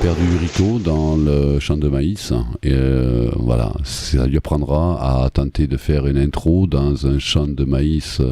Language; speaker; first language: French; native; French